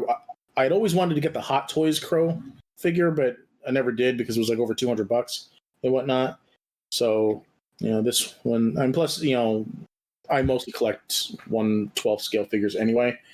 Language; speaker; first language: English; native; English